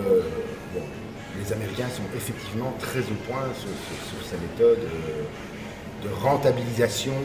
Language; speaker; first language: French; native; French